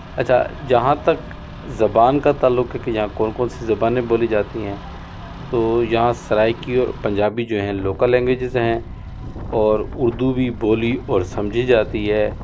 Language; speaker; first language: Urdu; non-native, local second language; Saraiki